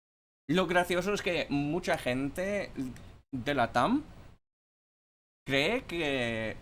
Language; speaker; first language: Spanish; non-native, fluent; English